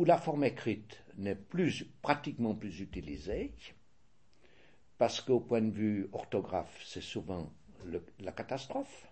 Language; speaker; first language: French; native; French